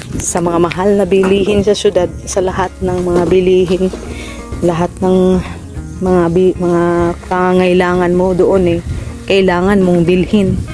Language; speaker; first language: Filipino; non-native, local second language; Waray